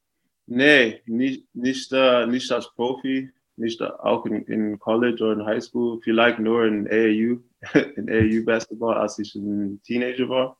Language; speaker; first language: German; non-native, fluent; English